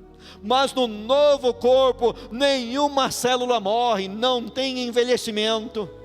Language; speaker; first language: Portuguese; native; Portuguese